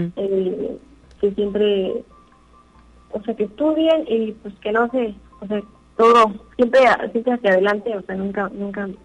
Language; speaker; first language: Spanish; native; Spanish